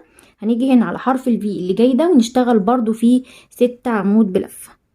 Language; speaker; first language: Arabic; native; Arabic